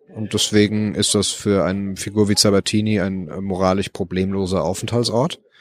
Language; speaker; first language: German; native; German